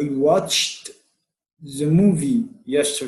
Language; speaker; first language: English; non-native, learner; Arabic